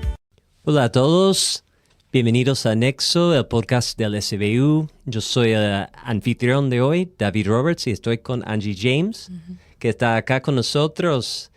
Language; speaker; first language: Spanish; non-native, fluent; English